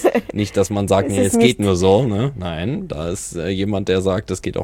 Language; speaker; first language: German; native; German